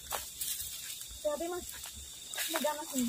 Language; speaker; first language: Indonesian; native; Indonesian